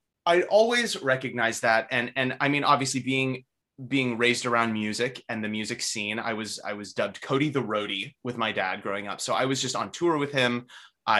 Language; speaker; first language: English; native; English